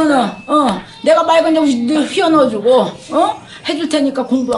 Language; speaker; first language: Korean; native; Korean